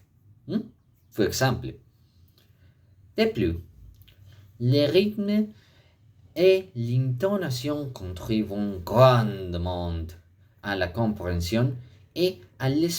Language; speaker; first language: French; non-native, fluent; Spanish